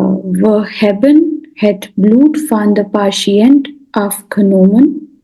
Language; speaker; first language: Dutch; non-native, learner; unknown